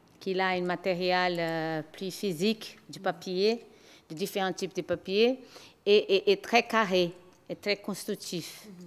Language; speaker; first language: French; non-native, learner; Portuguese